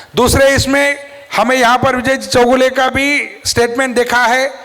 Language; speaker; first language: Hindi; non-native, local second language; Marathi